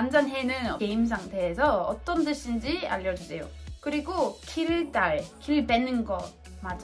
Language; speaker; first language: Korean; non-native, fluent; English